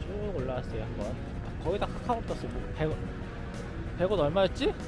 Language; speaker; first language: Korean; native; Korean